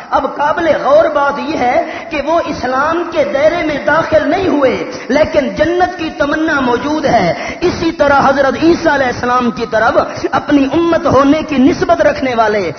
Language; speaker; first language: Urdu; native; Urdu